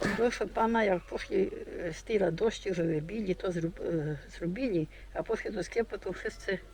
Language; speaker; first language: Polish; early bilingual, heritage; Polish